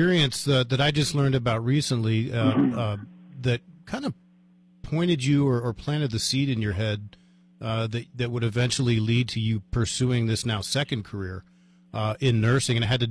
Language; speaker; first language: English; native; English